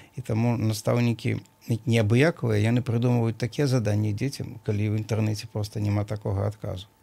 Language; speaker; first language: Belarusian; native; Belarusian